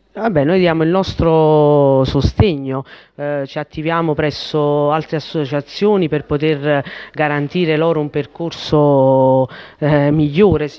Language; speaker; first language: Italian; native; Italian